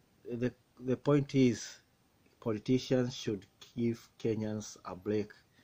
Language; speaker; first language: English; non-native, local second language; Swahili